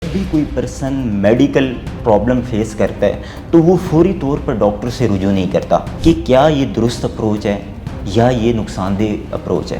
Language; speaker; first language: Urdu; native; Urdu